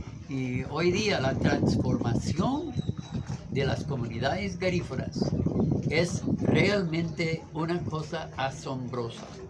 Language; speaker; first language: Spanish; non-native, fluent; English